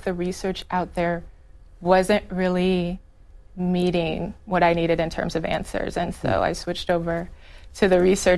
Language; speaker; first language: English; native; English